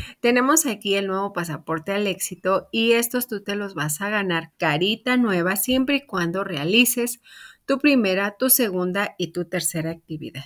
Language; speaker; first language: Spanish; native; Spanish